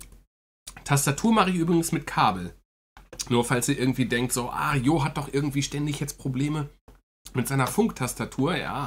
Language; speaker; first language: German; native; German